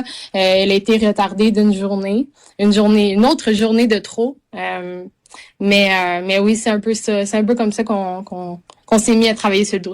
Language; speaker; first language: French; native; French